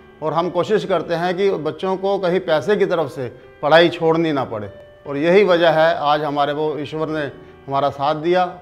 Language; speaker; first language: Urdu; non-native, local second language; Punjabi